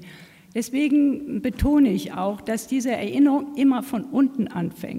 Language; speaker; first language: German; native; German